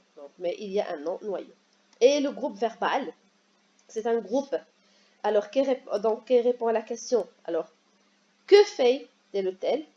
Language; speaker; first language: French; non-native, local second language; Arabic